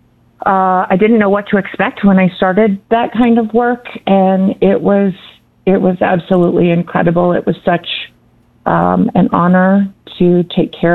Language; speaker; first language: English; native; English